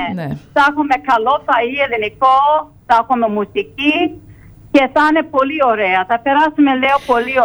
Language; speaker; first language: Greek; early bilingual, heritage; Greek